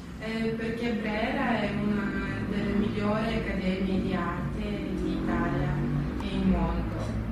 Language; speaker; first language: Italian; non-native, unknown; Russian